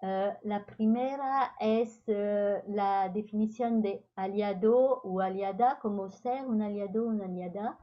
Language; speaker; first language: Spanish; non-native, learner; French